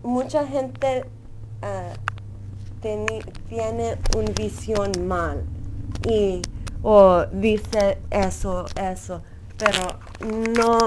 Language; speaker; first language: Spanish; early bilingual, heritage; Spanish